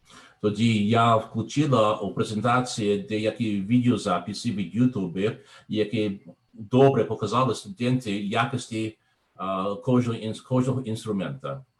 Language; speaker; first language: Ukrainian; non-native, learner; English